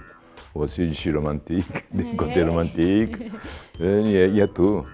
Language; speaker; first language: French; non-native, fluent; Japanese